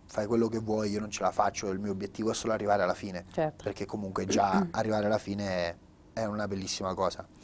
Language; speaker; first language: Italian; native; Italian